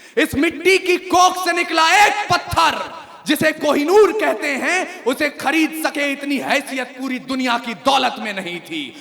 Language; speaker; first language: Hindi; native; Hindi